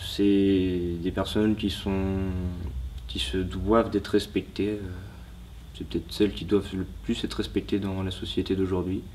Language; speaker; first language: French; native; French